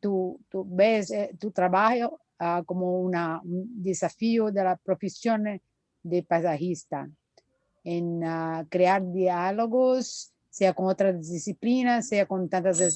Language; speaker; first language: Spanish; non-native, fluent; Portuguese